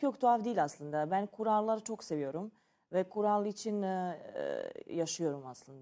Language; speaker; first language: Turkish; non-native, learner; Serbian